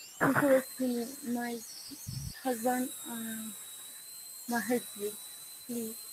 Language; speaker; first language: English; non-native, learner; Spanish